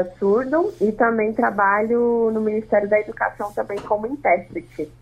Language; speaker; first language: Portuguese; non-native, local second language; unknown